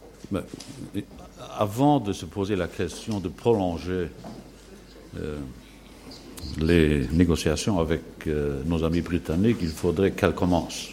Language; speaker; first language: French; non-native, local second language; Luxembourgish